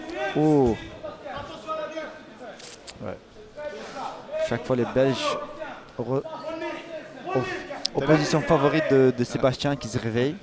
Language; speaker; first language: French; native; French